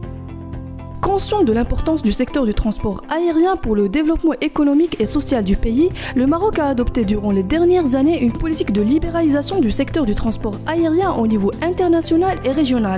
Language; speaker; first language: French; non-native, local second language; Arabic